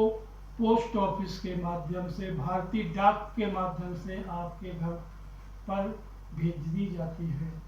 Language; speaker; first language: Hindi; native; Hindi